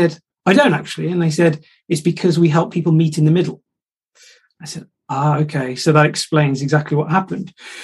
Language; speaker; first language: English; native; English